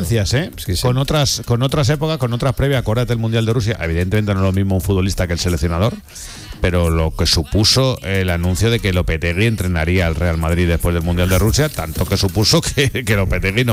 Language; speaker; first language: Spanish; native; Spanish